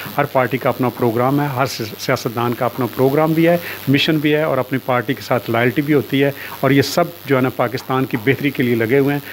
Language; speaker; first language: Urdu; non-native, local second language; Punjabi